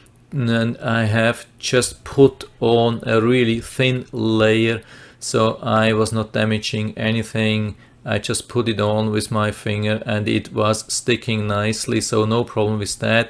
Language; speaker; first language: English; non-native, fluent; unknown